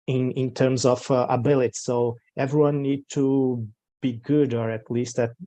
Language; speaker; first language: English; non-native, learner; Portuguese